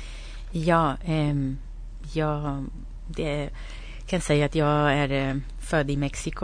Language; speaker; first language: Swedish; non-native, fluent; Spanish